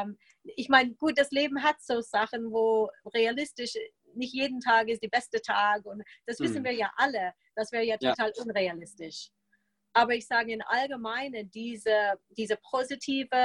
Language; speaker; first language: German; non-native, fluent; English